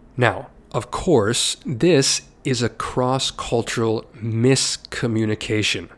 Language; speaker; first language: English; native; English